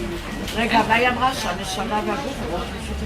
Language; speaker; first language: Hebrew; non-native, learner; English